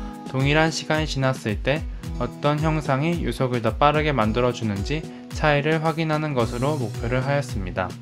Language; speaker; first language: Korean; native; Korean